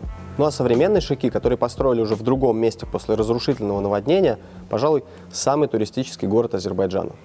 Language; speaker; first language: Russian; native; Russian